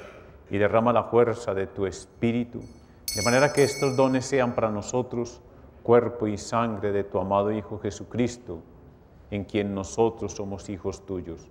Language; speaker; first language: Spanish; native; Spanish